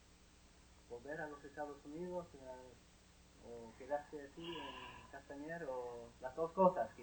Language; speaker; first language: Spanish; non-native, fluent; English